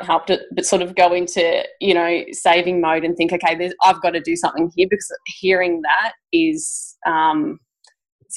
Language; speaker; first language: English; native; English